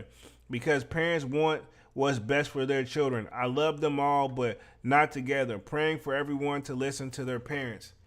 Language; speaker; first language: English; native; English